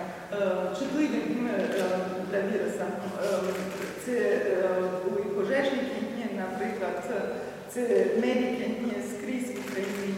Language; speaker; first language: Ukrainian; non-native, learner; German